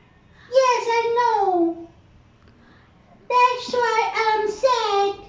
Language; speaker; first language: English; non-native, learner; Bangla